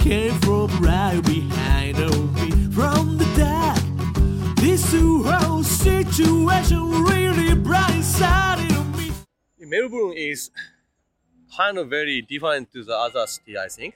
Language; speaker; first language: English; non-native, fluent; Japanese